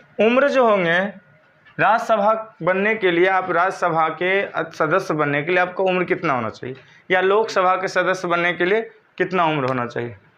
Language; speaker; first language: Hindi; native; Hindi